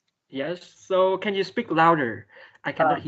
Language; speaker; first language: English; non-native, fluent; Vietnamese